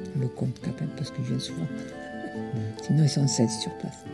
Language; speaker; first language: French; early bilingual, other home language; Italian